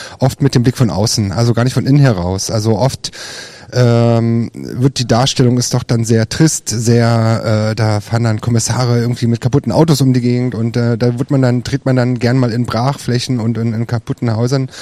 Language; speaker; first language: German; native; German